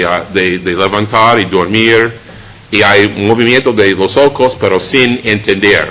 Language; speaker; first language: Spanish; non-native, fluent; English